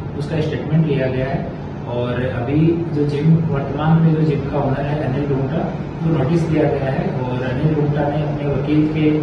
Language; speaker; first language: Hindi; non-native, local second language; Gujarati